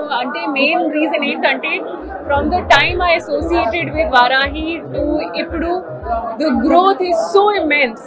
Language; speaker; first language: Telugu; non-native, learner; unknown